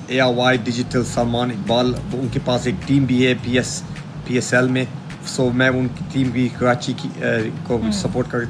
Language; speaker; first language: Hindi; early bilingual, heritage; Hindi